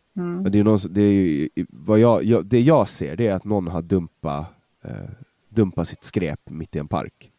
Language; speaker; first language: Swedish; non-native, fluent; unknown